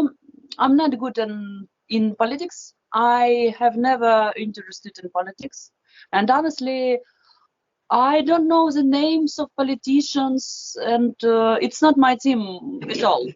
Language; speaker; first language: English; non-native, fluent; Russian